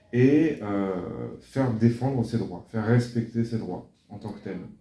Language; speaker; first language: French; native; French